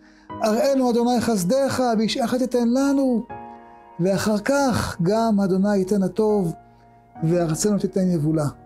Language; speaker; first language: Hebrew; native; Hebrew